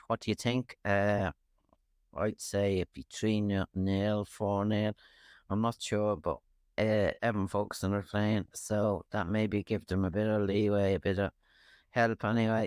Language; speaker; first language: English; native; English